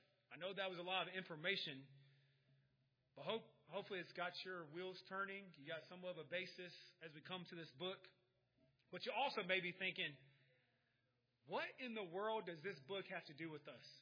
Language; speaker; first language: English; native; English